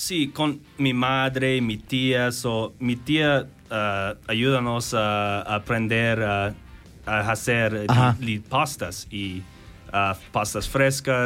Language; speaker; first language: Spanish; non-native, learner; English